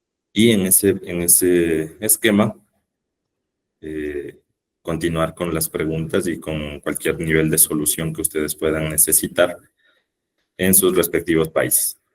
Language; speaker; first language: Spanish; native; Spanish